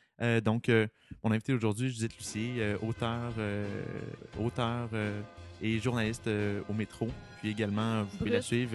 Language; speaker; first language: French; native; French